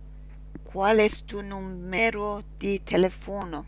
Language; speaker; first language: Spanish; non-native, fluent; Persian